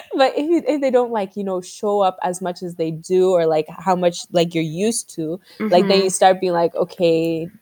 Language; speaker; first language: English; native; English